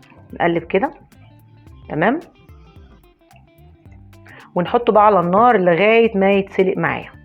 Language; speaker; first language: Arabic; native; Arabic